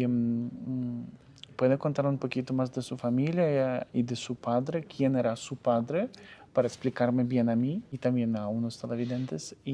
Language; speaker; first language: Spanish; non-native, fluent; Ukrainian